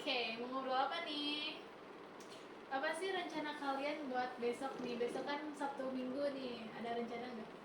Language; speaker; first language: Indonesian; native; Indonesian